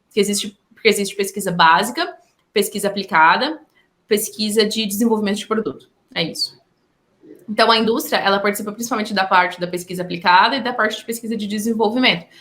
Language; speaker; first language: Portuguese; native; Portuguese